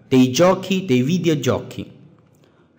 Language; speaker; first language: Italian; non-native, fluent; Chinese